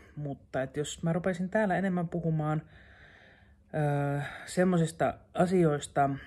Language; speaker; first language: Finnish; native; Finnish